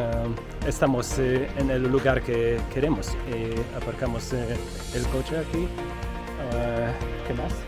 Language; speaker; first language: Spanish; non-native, learner; Polish